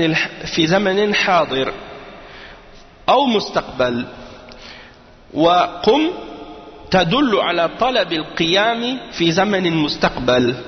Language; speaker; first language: Arabic; non-native, fluent; French